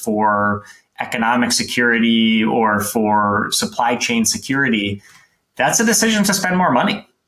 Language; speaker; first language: English; native; English